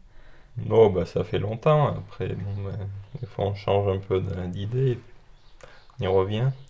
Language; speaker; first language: French; native; French